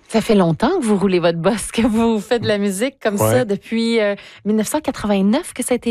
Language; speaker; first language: French; native; French